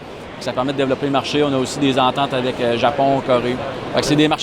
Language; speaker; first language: French; native; French